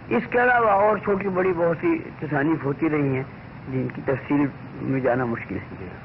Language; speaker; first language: Urdu; native; Urdu